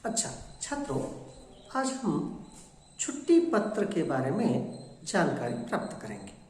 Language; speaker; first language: Hindi; non-native, local second language; Kannada